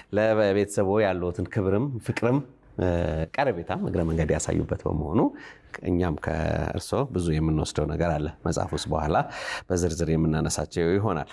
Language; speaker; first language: Amharic; native; Amharic